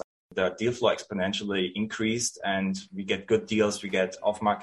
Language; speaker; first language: English; non-native, fluent; German